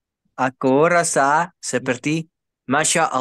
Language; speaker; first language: Indonesian; non-native, learner; Spanish